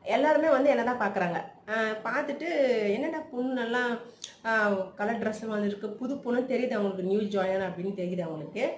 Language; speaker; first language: Tamil; non-native, local second language; Telugu